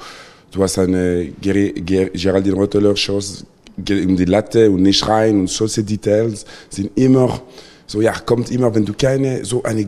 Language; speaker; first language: German; non-native, local second language; French